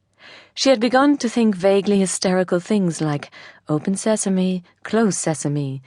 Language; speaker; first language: English; native; English